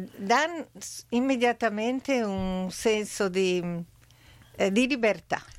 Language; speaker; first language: Spanish; non-native, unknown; Italian